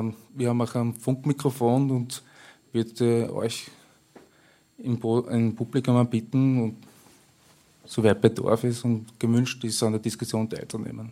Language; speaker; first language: German; native; German